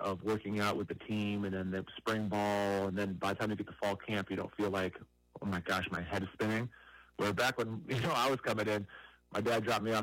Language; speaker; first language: English; native; English